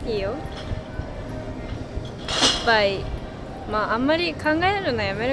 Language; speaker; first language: Japanese; native; Japanese